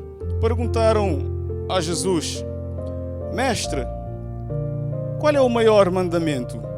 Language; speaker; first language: Portuguese; native; Portuguese